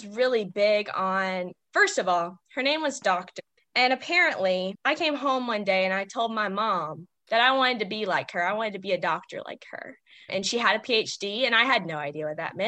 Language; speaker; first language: English; native; English